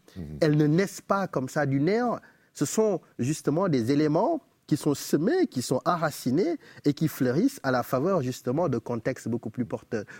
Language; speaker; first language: French; non-native, local second language; Wolof